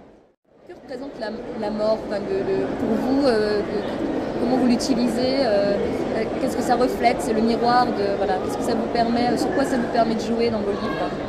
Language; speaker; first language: French; native; French